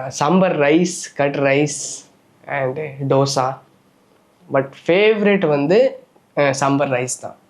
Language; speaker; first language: Tamil; non-native, learner; Nepali